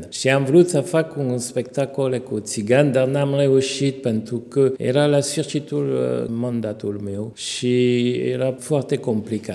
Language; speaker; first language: Romanian; non-native, fluent; French